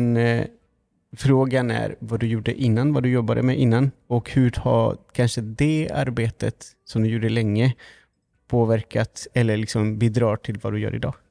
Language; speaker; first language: Swedish; native; Swedish